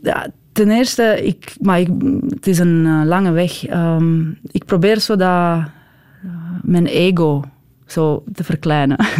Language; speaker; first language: Dutch; non-native, fluent; Romanian